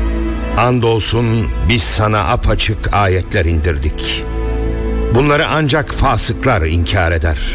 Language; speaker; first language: Turkish; native; Turkish